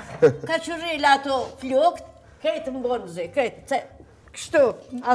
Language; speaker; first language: Albanian; native; Albanian